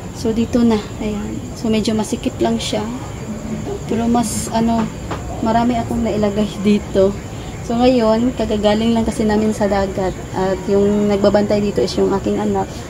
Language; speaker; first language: Filipino; non-native, local second language; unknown